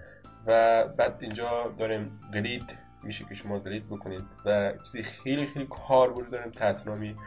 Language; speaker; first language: Persian; native; Persian